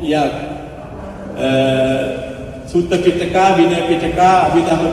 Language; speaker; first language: French; non-native, fluent; Sinhala